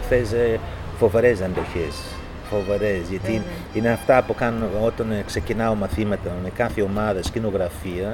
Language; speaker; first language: Greek; non-native, fluent; English